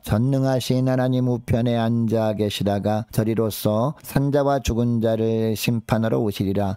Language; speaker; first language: Korean; native; Korean